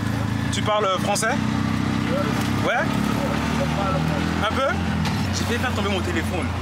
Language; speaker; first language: French; native; French